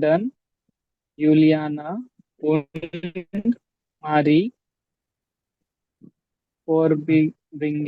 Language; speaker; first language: German; non-native, learner; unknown